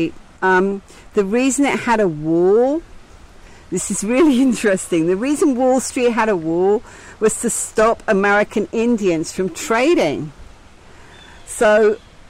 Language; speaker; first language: English; native; English